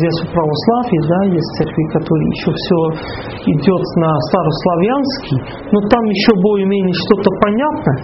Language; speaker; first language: Russian; non-native, fluent; Dutch